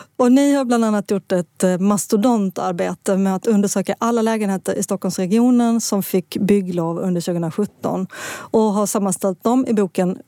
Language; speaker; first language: Swedish; native; Swedish